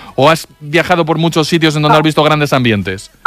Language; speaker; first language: Spanish; native; Spanish